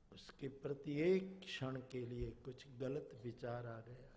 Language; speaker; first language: Hindi; non-native, local second language; Gujarati